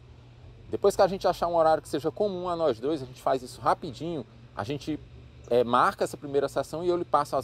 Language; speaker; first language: Portuguese; native; Portuguese